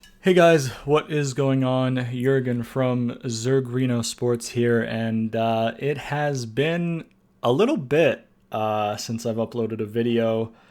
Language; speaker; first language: English; native; English